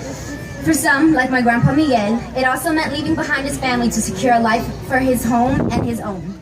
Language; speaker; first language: English; native; English